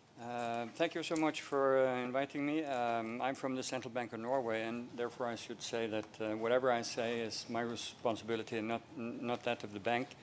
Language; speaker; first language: English; non-native, fluent; Norwegian